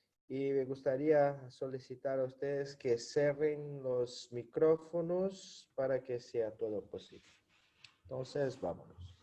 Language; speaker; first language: Spanish; non-native, fluent; Portuguese